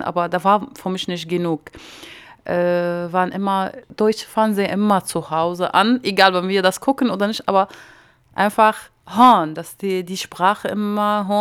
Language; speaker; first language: German; non-native, learner; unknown